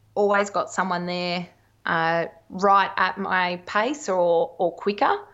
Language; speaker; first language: English; native; English